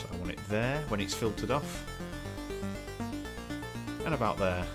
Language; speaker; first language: English; native; English